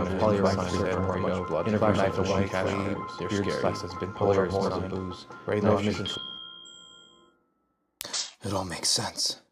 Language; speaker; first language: English; native; English